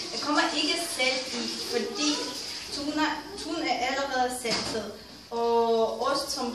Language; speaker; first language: Danish; non-native, fluent; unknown